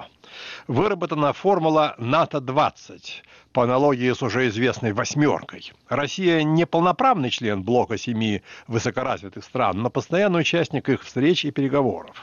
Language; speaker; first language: Russian; native; Russian